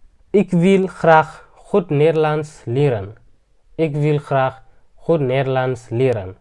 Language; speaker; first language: Dutch; non-native, learner; Tigrinya